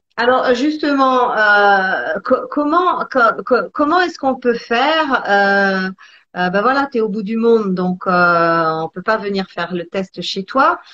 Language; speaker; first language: French; early bilingual, other home language; Italian